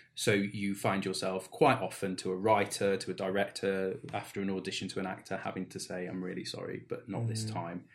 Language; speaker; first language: English; native; English